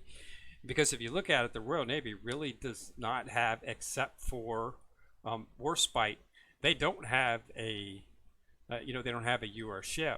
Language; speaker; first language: English; native; English